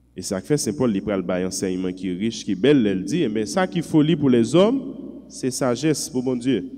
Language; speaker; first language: French; non-native, local second language; Haitian Creole